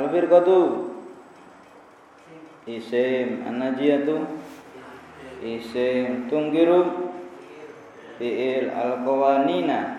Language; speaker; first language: Arabic; non-native, learner; Indonesian